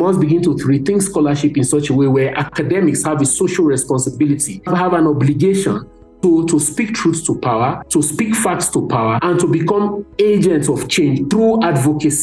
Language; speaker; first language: English; non-native, local second language; Hausa